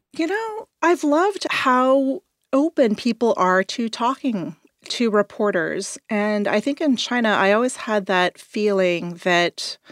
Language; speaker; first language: English; native; English